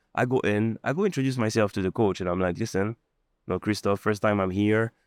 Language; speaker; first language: English; non-native, fluent; Arabic